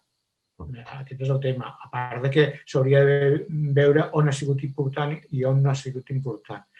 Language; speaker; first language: Catalan; native; Catalan